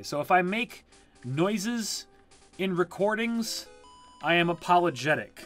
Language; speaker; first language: English; native; English